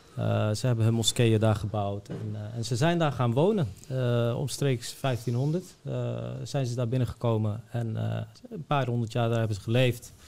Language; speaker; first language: Dutch; early bilingual, other home language; Bosnian